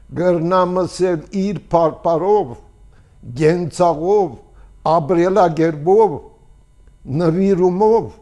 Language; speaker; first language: Armenian; early bilingual, heritage; Armenian